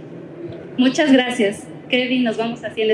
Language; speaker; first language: Spanish; native; Spanish